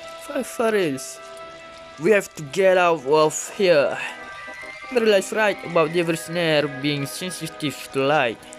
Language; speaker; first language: English; non-native, local second language; Malay